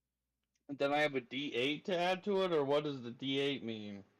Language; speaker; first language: English; native; English